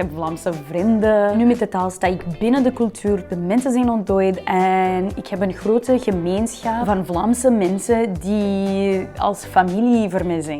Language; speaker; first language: Dutch; non-native, learner; English